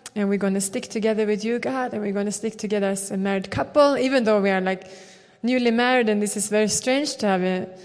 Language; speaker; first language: English; non-native, fluent; Swedish